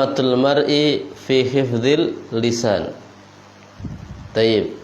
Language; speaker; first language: Arabic; non-native, fluent; Indonesian